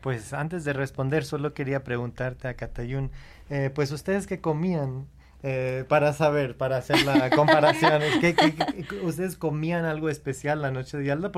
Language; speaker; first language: Spanish; early bilingual, heritage; Spanish